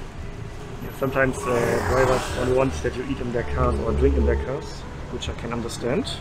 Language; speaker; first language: English; non-native, fluent; German